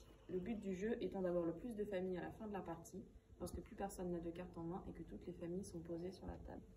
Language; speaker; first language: French; native; French